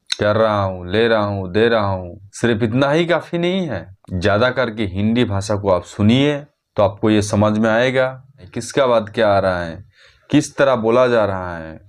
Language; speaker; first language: Hindi; non-native, fluent; Bangla